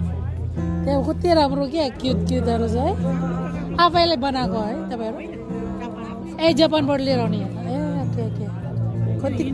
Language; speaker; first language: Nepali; non-native, fluent; Filipino